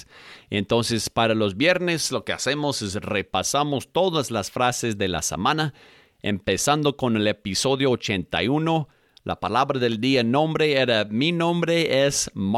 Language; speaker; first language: Spanish; non-native, fluent; English